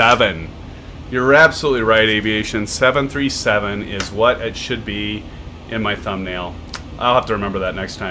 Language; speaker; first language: English; native; English